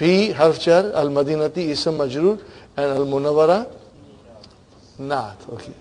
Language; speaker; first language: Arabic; non-native, fluent; Urdu